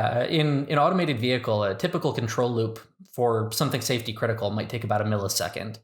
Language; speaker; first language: English; native; English